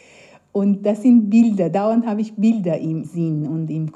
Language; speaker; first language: German; non-native, fluent; Persian